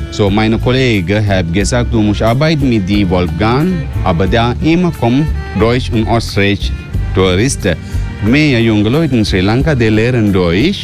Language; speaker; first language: German; non-native, learner; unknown